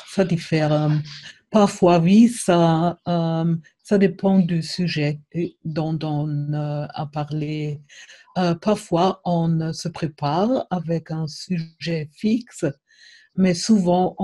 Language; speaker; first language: French; non-native, fluent; German